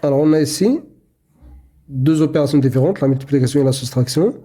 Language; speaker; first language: French; non-native, local second language; Arabic